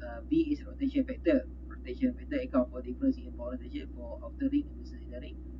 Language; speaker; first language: English; non-native, local second language; Malay